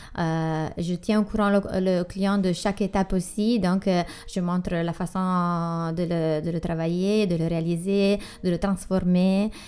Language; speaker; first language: French; non-native, fluent; Italian